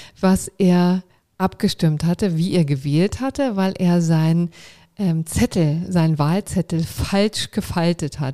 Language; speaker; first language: German; native; German